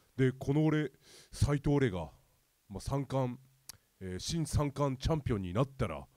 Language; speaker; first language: Japanese; native; Japanese